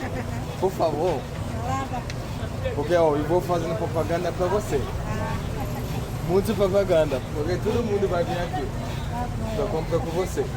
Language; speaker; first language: Portuguese; non-native, learner; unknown